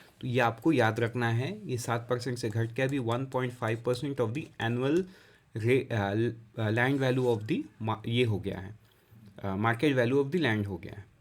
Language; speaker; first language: Hindi; non-native, local second language; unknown